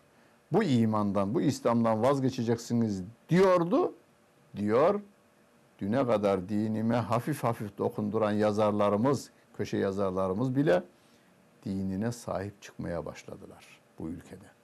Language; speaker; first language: Turkish; native; Turkish